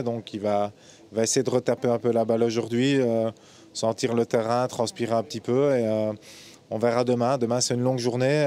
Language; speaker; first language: French; native; French